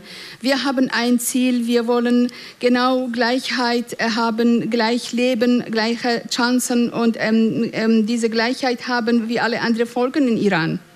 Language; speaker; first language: German; non-native, fluent; Central Kurdish